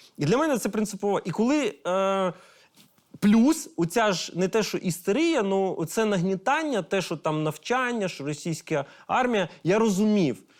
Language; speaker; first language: Ukrainian; non-native, local second language; Russian